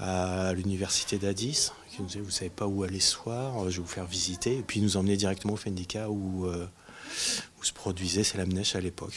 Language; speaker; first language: French; native; French